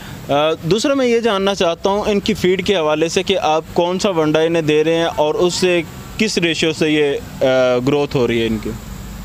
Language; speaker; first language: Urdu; non-native, local second language; Punjabi